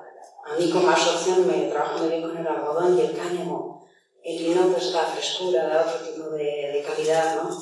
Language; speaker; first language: Spanish; native; Spanish